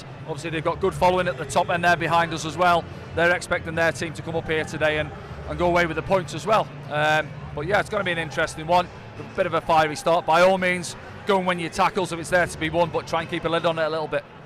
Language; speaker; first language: English; native; English